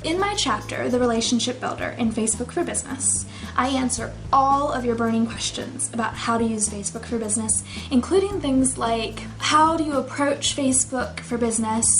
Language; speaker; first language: English; native; English